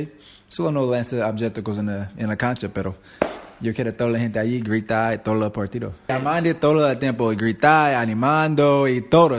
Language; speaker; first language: Spanish; non-native, learner; English